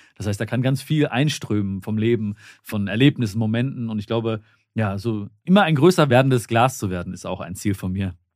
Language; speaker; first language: German; early bilingual, other home language; Malayalam